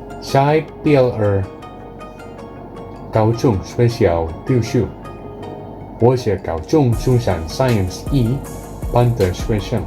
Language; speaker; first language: Chinese; non-native, learner; Indonesian